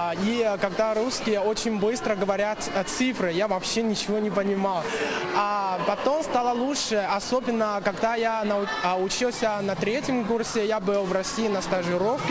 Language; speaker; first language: Russian; non-native, learner; Chinese